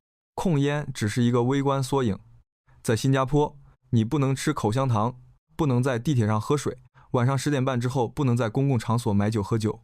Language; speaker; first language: Chinese; native; Chinese